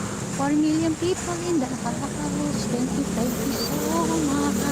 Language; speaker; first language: English; non-native, local second language; Filipino